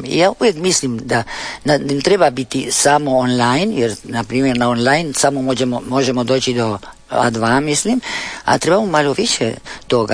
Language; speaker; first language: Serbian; early bilingual, heritage; Spanish